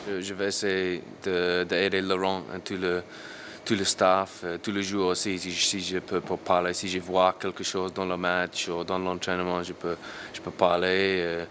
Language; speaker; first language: French; non-native, learner; English